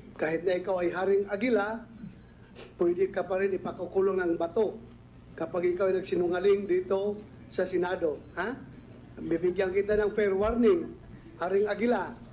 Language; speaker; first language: Filipino; non-native, local second language; Cebuano